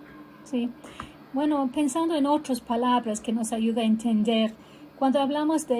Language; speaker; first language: Spanish; non-native, fluent; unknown